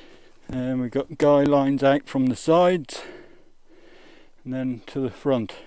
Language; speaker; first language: English; native; English